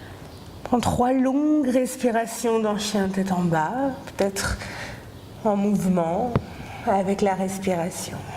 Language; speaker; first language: French; native; French